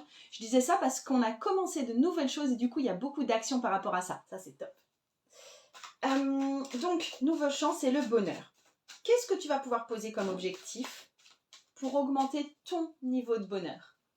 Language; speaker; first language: French; native; French